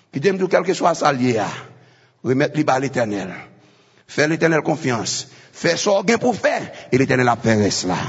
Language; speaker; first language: French; non-native, local second language; Haitian Creole